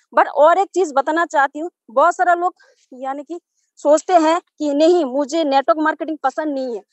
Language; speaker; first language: Hindi; non-native, local second language; Bangla